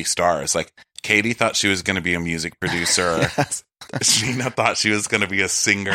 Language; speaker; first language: English; native; English